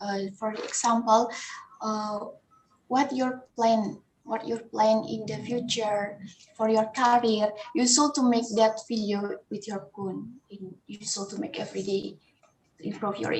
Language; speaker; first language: English; non-native, learner; Indonesian